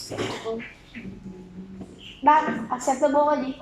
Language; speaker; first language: English; non-native, learner; Vietnamese